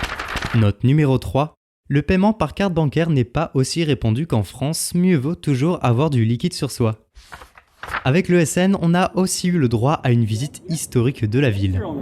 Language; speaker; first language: French; native; French